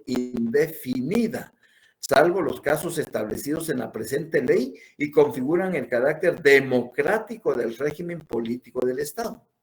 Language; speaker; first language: Spanish; native; Spanish